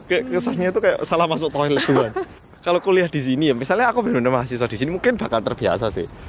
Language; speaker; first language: Indonesian; early bilingual, other home language; Korean